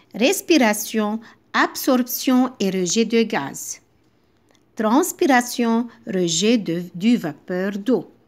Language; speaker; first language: French; non-native, local second language; Arabic